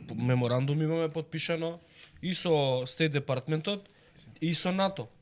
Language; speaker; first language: Macedonian; native; Macedonian